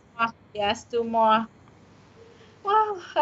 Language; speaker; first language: English; non-native, learner; Vietnamese